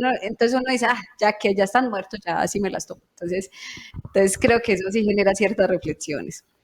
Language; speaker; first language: Spanish; native; Spanish